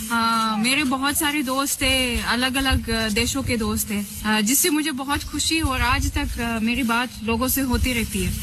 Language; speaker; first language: Hindi; non-native, fluent; Russian